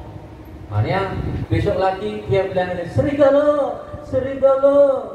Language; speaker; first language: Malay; non-native, local second language; Javanese